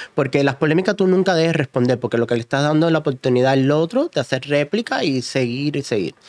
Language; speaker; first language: Spanish; native; Spanish